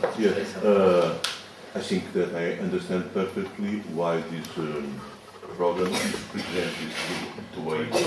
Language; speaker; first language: English; non-native, fluent; Portuguese